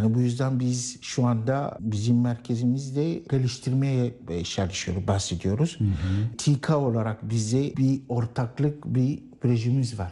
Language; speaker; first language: Turkish; non-native, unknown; Arabic